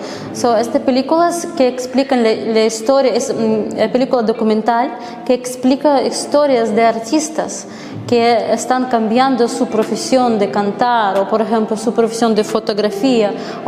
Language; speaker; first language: Spanish; non-native, fluent; Ukrainian